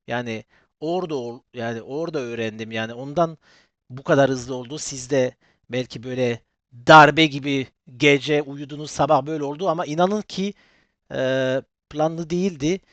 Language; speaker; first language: Turkish; early bilingual, heritage; Turkish